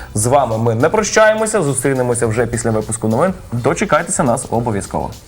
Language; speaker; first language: Ukrainian; native; Ukrainian